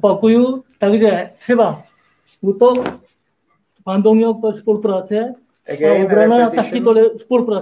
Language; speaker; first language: Czech; non-native, learner; Korean